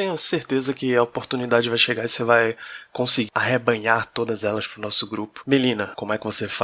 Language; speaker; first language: Portuguese; native; Portuguese